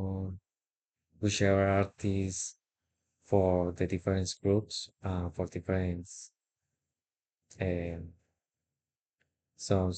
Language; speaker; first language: English; non-native, learner; Spanish